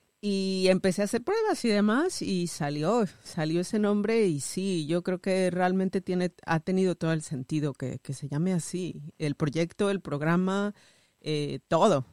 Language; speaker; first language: Spanish; native; Spanish